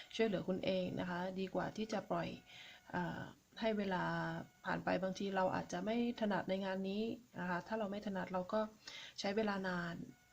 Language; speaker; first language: Thai; native; Thai